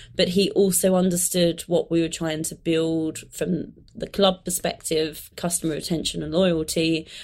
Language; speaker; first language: English; native; English